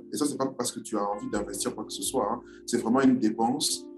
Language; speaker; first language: French; non-native, local second language; Lingala